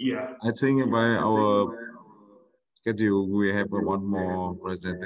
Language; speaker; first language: English; non-native, learner; Vietnamese